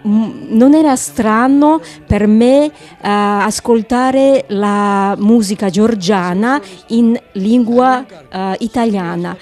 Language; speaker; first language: Italian; non-native, learner; Georgian